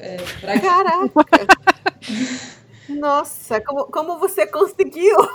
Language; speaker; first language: Portuguese; non-native, fluent; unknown